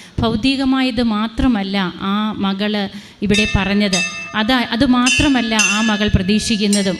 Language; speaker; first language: Malayalam; native; Malayalam